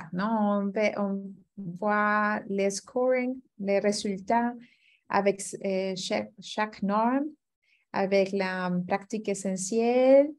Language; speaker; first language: French; non-native, fluent; Spanish